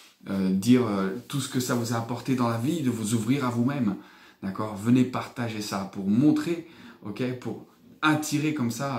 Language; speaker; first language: French; native; French